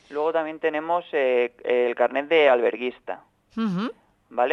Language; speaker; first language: Spanish; native; Spanish